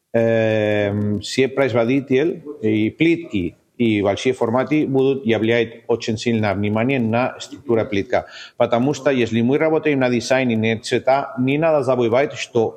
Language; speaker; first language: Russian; non-native, fluent; Spanish